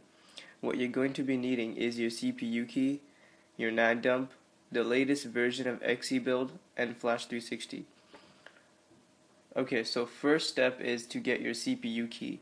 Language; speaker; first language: English; native; English